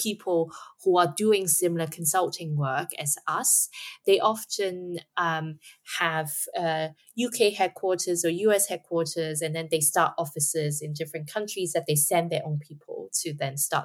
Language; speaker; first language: English; non-native, local second language; Cantonese